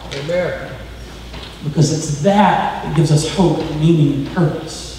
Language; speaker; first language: English; native; English